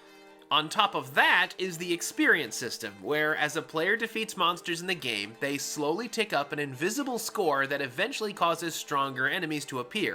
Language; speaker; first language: English; native; English